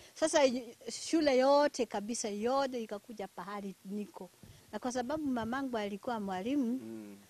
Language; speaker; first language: Swahili; non-native, local second language; Kikuyu